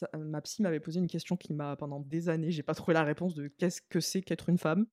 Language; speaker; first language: French; native; French